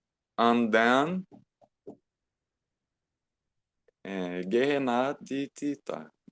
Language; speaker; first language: German; non-native, learner; Portuguese